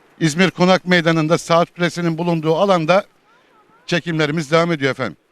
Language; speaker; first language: Turkish; native; Turkish